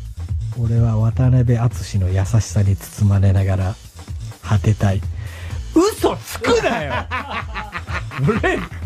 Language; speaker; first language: Japanese; native; Japanese